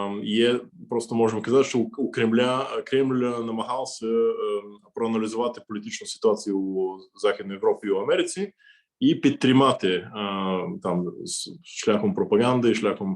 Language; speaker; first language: Ukrainian; non-native, fluent; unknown